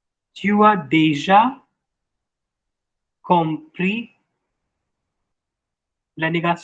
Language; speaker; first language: French; non-native, fluent; Hindi